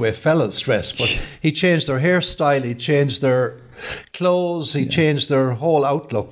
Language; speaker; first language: English; native; English